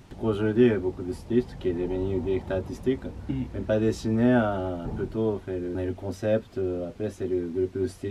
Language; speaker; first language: French; non-native, learner; Japanese